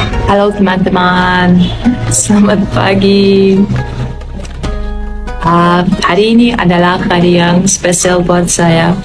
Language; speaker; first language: Indonesian; non-native, fluent; Polish